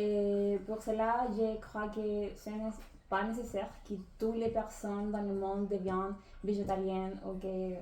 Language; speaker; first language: French; non-native, learner; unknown